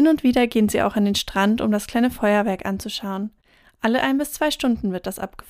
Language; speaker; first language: German; native; German